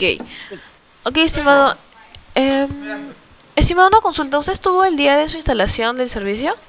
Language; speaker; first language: Spanish; native; Spanish